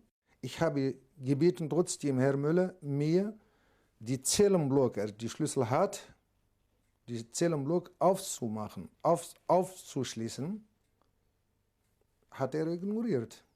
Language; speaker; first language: German; non-native, learner; Arabic